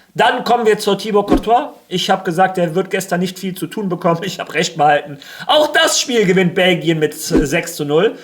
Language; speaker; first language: German; early bilingual, other home language; Spanish